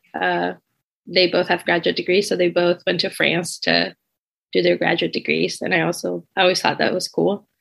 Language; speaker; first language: English; non-native, fluent; Portuguese